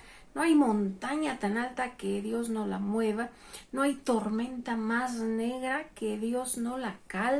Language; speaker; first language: Spanish; native; Spanish